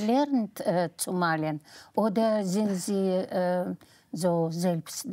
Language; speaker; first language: German; non-native, fluent; Russian